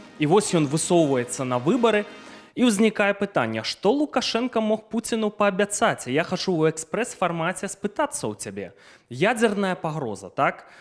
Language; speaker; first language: Belarusian; native; Belarusian